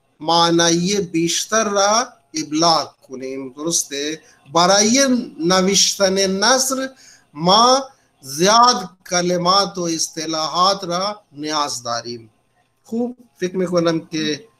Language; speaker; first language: Persian; non-native, fluent; Urdu